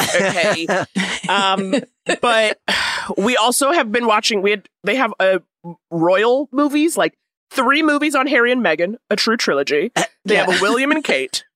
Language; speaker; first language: English; native; English